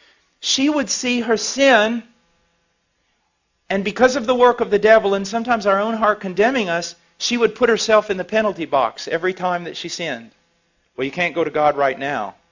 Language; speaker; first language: English; native; English